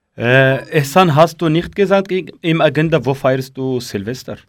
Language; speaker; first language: German; non-native, learner; Kurdish